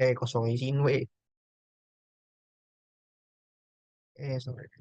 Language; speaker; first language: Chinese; non-native, fluent; Indonesian